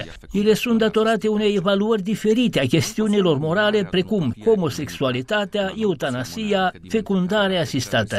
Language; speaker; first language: Romanian; native; Romanian